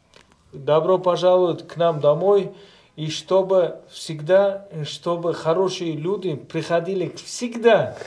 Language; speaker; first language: Russian; non-native, local second language; Uzbek